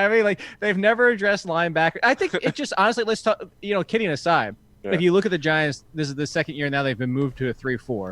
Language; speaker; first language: English; native; English